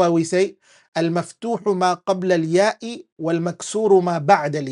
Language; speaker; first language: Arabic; non-native, fluent; English